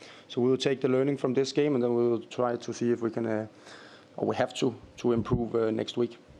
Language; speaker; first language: English; non-native, fluent; Danish